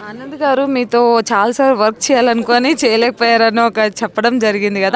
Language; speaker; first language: Telugu; native; Telugu